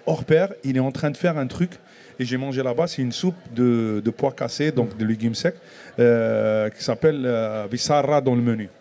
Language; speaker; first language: French; non-native, local second language; Kabyle